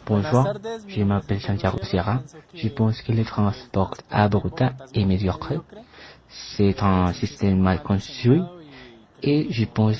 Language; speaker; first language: French; non-native, learner; Spanish